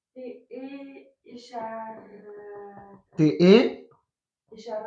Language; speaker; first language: Spanish; non-native, learner; French